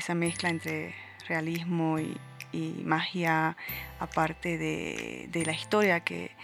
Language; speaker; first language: Spanish; native; Spanish